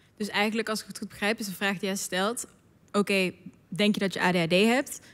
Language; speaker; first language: Dutch; native; Dutch